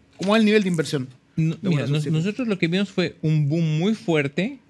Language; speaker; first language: Spanish; native; Spanish